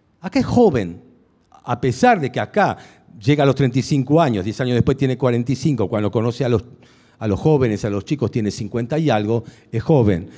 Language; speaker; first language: Spanish; early bilingual, other home language; Hungarian